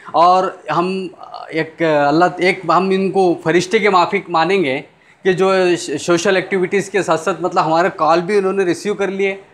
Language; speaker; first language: Hindi; non-native, local second language; Urdu